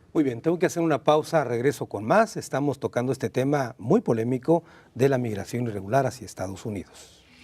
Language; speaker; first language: Spanish; native; Spanish